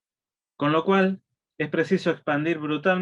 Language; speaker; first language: Spanish; native; Spanish